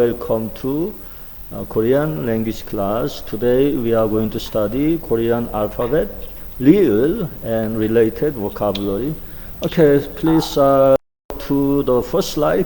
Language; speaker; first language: English; non-native, fluent; Korean